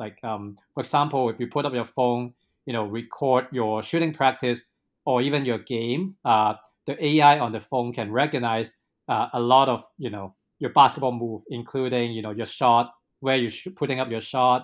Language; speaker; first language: English; non-native, local second language; Cantonese